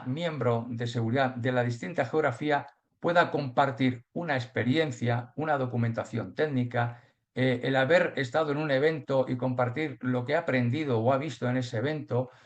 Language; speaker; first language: Spanish; native; Spanish